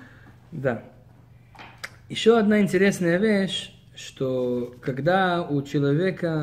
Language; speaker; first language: Russian; early bilingual, heritage; Russian